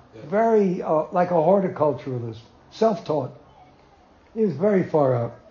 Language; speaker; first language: English; native; English